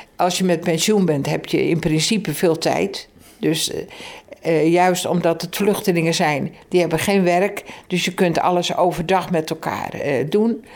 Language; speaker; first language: Dutch; native; Dutch